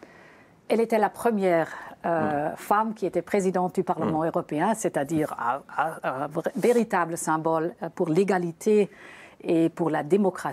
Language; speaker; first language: French; non-native, fluent; German